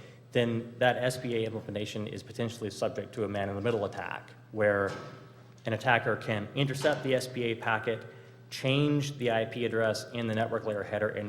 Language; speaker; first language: English; native; English